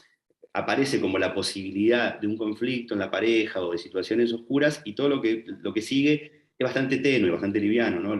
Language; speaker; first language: Spanish; native; Spanish